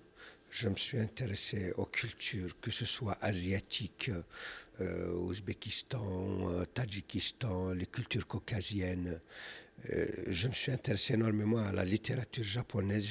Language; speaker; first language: French; non-native, local second language; Kabyle